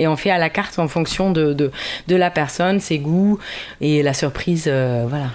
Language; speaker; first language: French; non-native, fluent; German